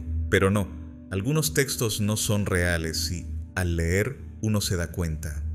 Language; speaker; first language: Spanish; native; Spanish